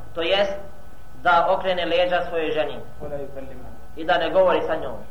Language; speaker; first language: Bosnian; non-native, fluent; Arabic